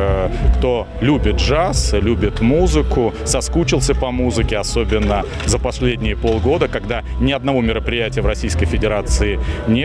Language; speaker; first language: Russian; native; Russian